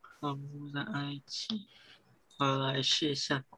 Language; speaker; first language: Chinese; early bilingual, heritage; Chinese